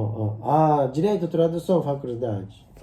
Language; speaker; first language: Portuguese; non-native, learner; Japanese